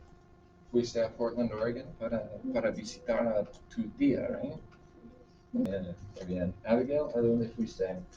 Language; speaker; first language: Spanish; non-native, fluent; English